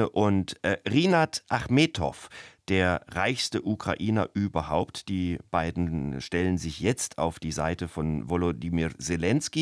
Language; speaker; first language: German; native; German